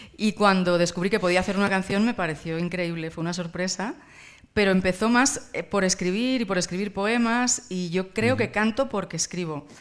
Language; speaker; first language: Spanish; native; Spanish